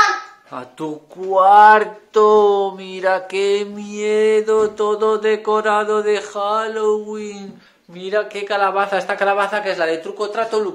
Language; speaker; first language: Spanish; native; Spanish